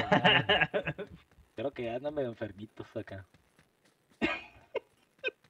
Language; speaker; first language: Spanish; native; Spanish